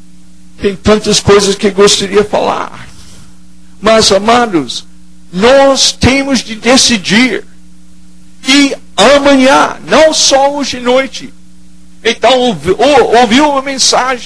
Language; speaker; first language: Portuguese; non-native, fluent; English